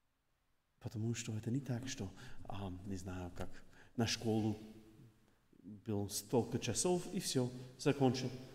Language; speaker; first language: Russian; non-native, fluent; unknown